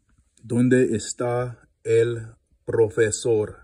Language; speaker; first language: Spanish; non-native, learner; English